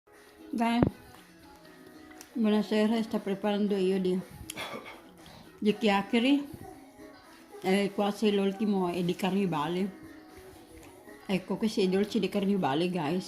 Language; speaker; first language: Italian; non-native, learner; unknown